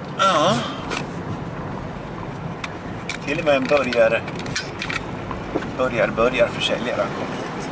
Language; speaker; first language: Swedish; native; Swedish